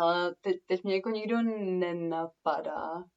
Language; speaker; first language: Czech; early bilingual, heritage; Czech